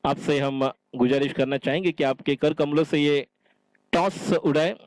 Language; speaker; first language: Hindi; non-native, local second language; Marathi